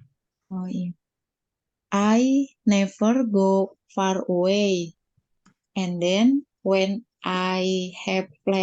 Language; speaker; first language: English; non-native, learner; Indonesian